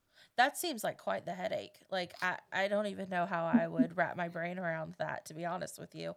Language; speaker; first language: English; native; English